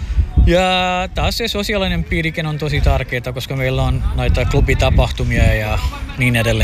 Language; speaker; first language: Finnish; non-native, fluent; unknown